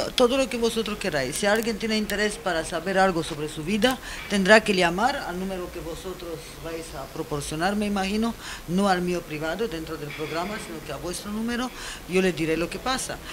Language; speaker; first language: Spanish; non-native, fluent; Romanian